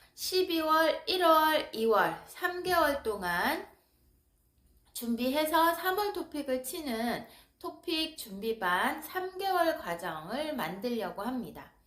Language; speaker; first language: Korean; native; Korean